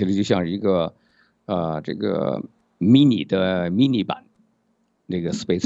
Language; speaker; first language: Chinese; native; Chinese